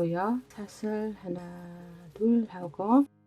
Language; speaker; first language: Korean; native; Korean